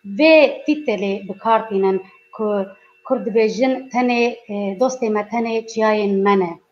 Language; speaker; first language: Kurdish; native; Kurdish